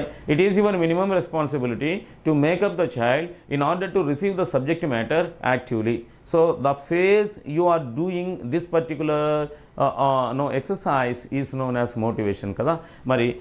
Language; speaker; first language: English; non-native, local second language; Telugu